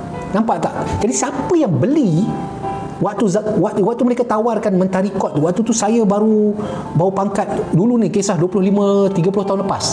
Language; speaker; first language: Malay; native; Malay